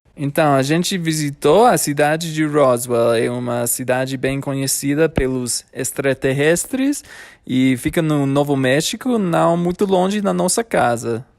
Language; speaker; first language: Portuguese; non-native, fluent; English